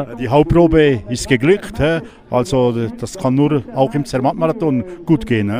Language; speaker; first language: German; native; German